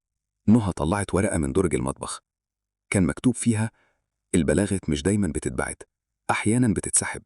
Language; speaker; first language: Arabic; native; Arabic